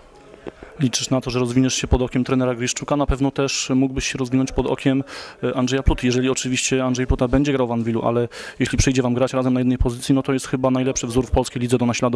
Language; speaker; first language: Polish; native; Polish